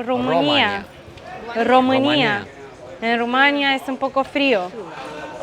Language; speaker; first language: Spanish; non-native, learner; Romanian